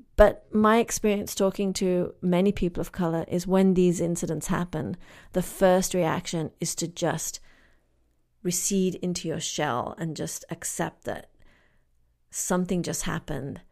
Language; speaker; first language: English; native; English